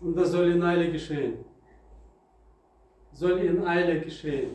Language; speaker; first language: German; non-native, fluent; Russian